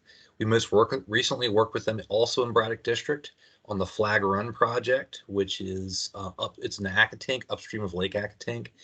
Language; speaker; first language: English; native; English